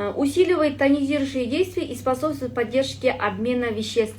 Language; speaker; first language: Russian; non-native, local second language; Kazakh